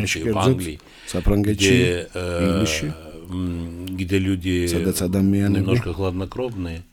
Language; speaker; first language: Russian; non-native, fluent; Romanian